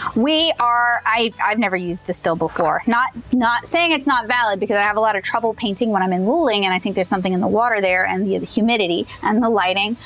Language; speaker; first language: English; native; English